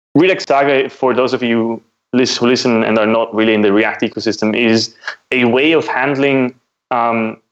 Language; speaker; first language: English; non-native, fluent; German